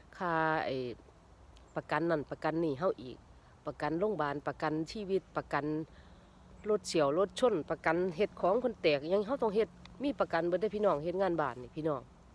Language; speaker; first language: Thai; native; Thai